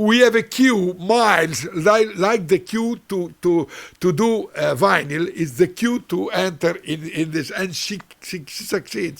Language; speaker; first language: English; non-native, learner; Italian